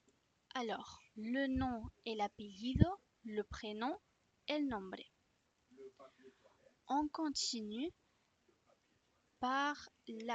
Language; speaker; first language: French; non-native, fluent; Spanish